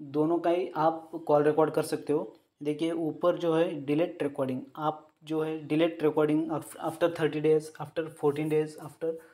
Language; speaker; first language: Hindi; non-native, local second language; Marathi